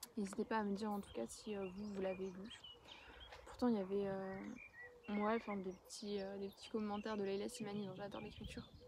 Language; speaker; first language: French; native; French